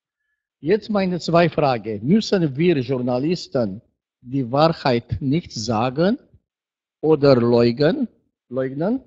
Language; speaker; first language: German; non-native, fluent; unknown